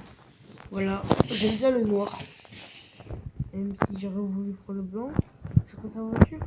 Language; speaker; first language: French; native; French